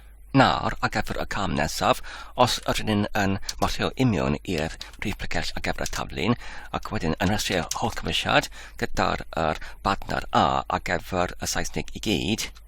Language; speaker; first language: Welsh; non-native, learner; English